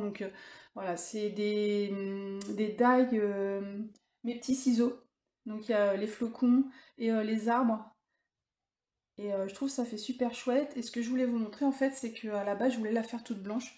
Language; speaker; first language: French; native; French